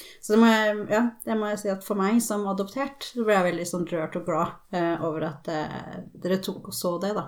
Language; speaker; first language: Norwegian; early bilingual, other home language; Spanish